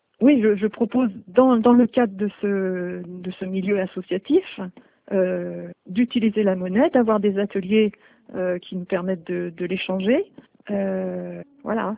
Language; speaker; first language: French; native; French